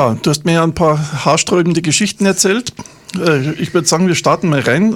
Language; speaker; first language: German; native; German